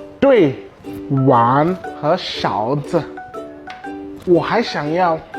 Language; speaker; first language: Chinese; non-native, learner; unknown